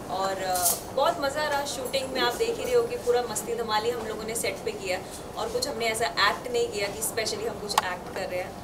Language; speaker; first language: Hindi; non-native, local second language; Punjabi